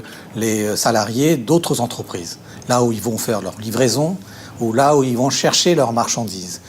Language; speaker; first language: French; native; French